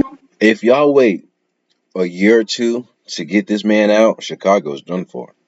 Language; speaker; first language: English; native; English